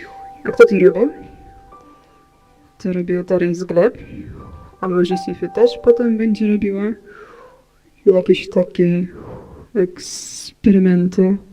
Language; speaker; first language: Polish; non-native, fluent; Ukrainian